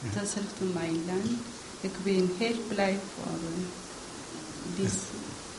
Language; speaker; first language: Dutch; non-native, learner; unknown